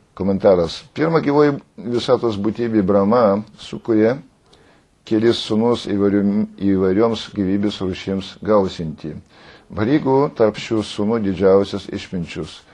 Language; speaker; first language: Lithuanian; non-native, fluent; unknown